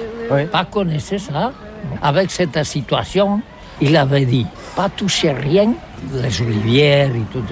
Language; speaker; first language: French; non-native, learner; Catalan